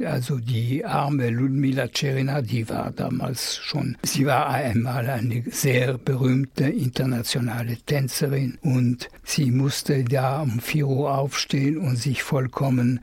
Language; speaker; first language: German; non-native, fluent; French